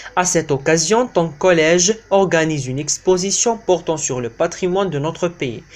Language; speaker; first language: French; non-native, local second language; Arabic